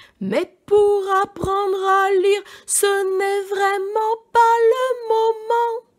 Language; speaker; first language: French; native; French